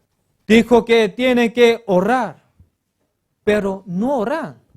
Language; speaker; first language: Spanish; non-native, learner; Korean